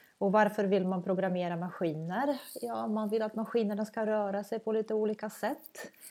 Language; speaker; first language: Swedish; non-native, fluent; Croatian